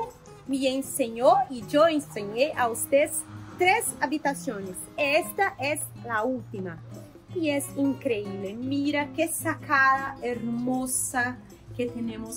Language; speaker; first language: Spanish; non-native, learner; Portuguese